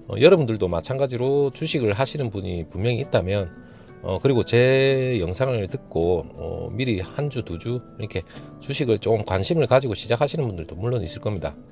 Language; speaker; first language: Korean; native; Korean